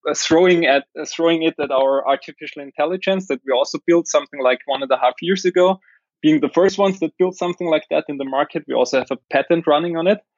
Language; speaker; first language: English; non-native, fluent; German